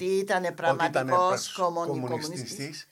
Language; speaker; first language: Greek; non-native, fluent; English